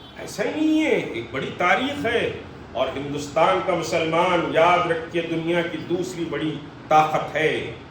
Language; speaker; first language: Urdu; native; Urdu